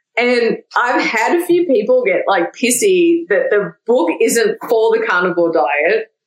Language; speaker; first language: English; native; English